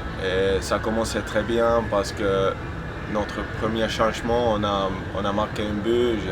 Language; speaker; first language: French; non-native, fluent; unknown